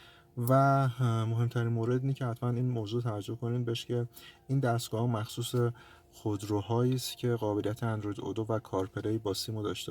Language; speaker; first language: Persian; native; Persian